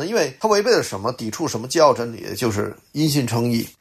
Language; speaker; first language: Chinese; native; Chinese